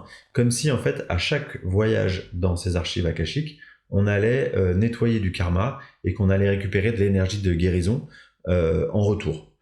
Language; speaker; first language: French; native; French